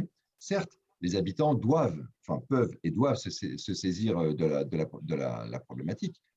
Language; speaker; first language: French; native; French